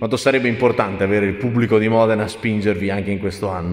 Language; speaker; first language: Italian; native; Italian